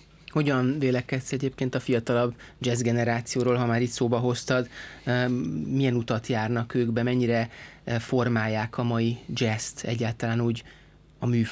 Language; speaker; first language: Hungarian; native; Hungarian